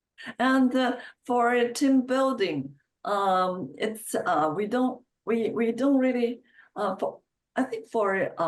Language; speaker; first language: English; non-native, fluent; Chinese